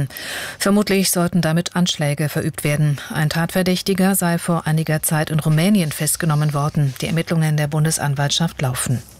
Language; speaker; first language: German; native; German